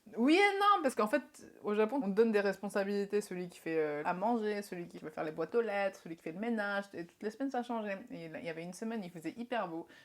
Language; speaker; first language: French; early bilingual, other home language; Japanese